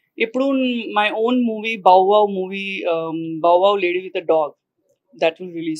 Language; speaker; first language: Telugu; non-native, learner; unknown